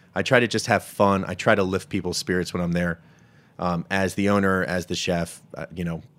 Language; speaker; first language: English; native; English